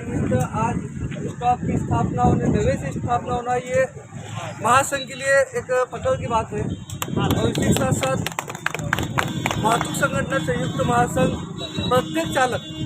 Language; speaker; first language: Hindi; non-native, local second language; Urdu